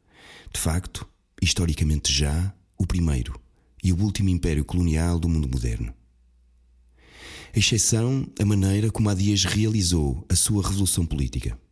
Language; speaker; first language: Portuguese; native; Portuguese